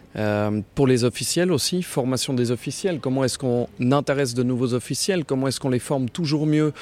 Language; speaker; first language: French; native; French